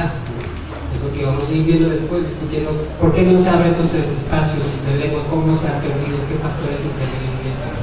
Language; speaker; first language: Spanish; non-native, local second language; Tzotzil